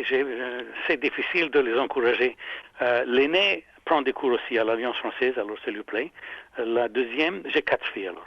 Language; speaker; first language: French; non-native, fluent; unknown